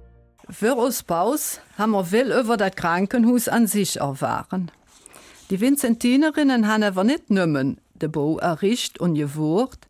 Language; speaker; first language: German; native; German